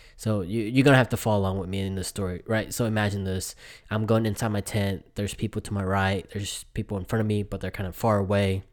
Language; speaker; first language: English; early bilingual, other home language; Vietnamese